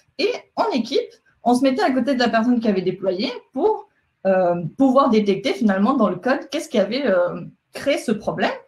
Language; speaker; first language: French; non-native, fluent; Spanish